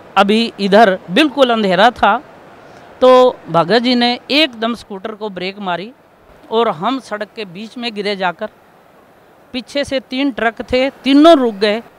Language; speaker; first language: Hindi; native; Hindi